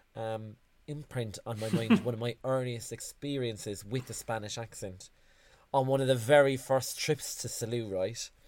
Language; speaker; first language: English; native; English